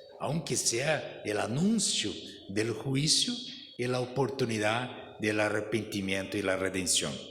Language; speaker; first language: Spanish; non-native, fluent; Portuguese